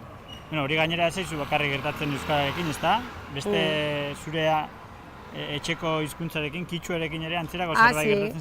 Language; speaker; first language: Basque; native; Basque